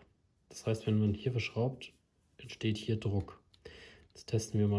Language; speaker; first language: German; native; German